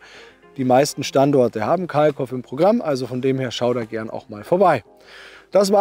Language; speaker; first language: German; native; German